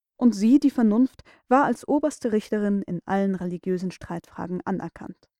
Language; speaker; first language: German; native; German